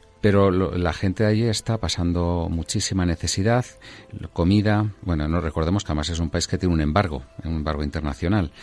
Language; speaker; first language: Spanish; native; Spanish